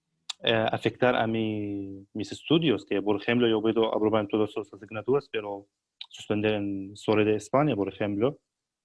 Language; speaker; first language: Spanish; non-native, learner; Arabic